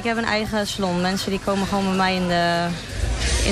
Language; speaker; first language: Dutch; native; Dutch